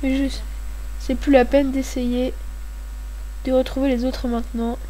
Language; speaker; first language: French; native; French